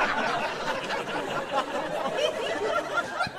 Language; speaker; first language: English; non-native, fluent; Portuguese